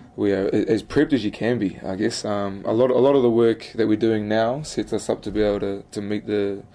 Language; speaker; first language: English; native; English